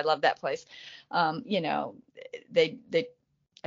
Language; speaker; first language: English; native; English